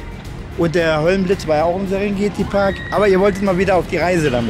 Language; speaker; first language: German; native; German